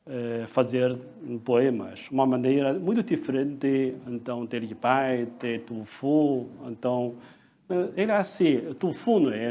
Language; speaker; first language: Portuguese; non-native, fluent; Chinese